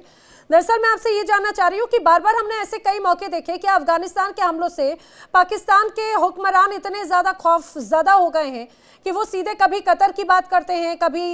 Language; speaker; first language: Hindi; native; Hindi